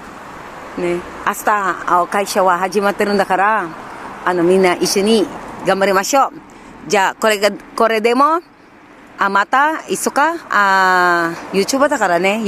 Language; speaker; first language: Japanese; non-native, learner; Filipino